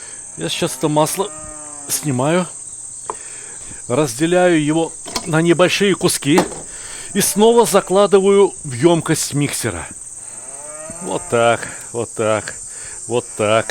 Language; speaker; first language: Russian; native; Russian